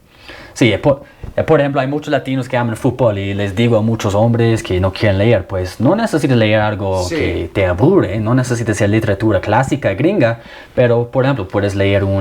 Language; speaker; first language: Spanish; non-native, fluent; English